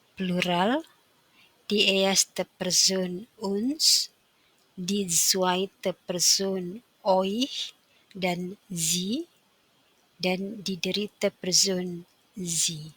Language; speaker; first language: German; non-native, fluent; Indonesian